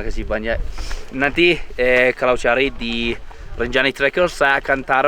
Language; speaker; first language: Indonesian; non-native, learner; English